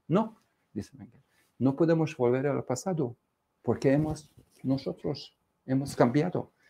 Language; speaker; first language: Spanish; non-native, fluent; Hungarian